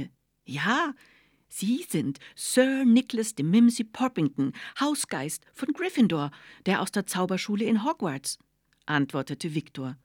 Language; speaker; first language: German; native; German